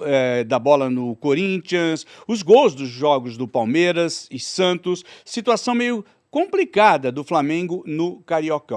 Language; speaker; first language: Portuguese; native; Portuguese